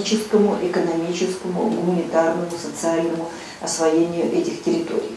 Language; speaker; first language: Russian; native; Russian